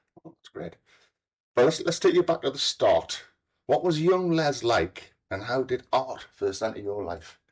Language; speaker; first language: English; native; English